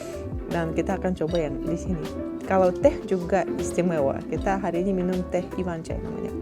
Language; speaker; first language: Indonesian; non-native, fluent; Russian